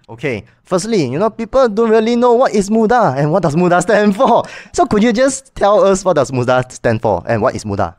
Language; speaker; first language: English; non-native, local second language; Chinese